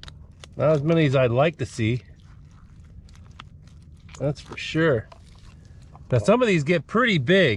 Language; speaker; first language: English; native; English